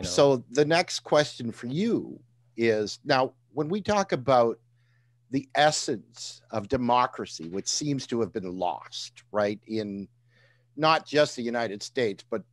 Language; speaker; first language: English; native; English